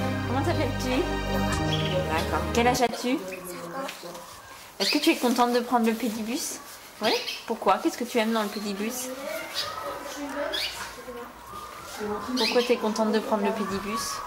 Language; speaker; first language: French; native; French